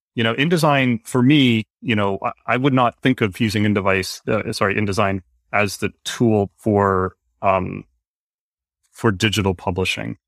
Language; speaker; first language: English; native; English